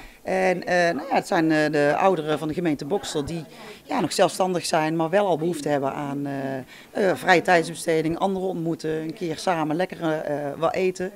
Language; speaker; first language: Dutch; native; Dutch